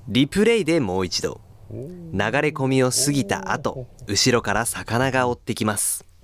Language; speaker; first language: Japanese; native; Japanese